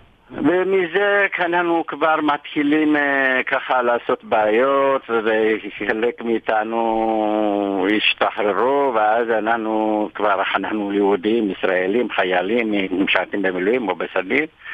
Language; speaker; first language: Hebrew; non-native, fluent; Amharic